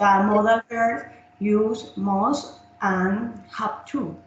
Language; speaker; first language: English; non-native, learner; Spanish